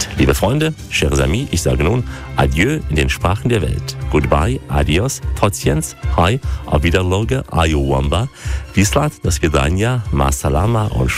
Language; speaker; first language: German; native; German